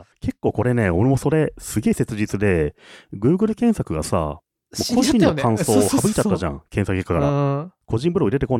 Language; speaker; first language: Japanese; native; Japanese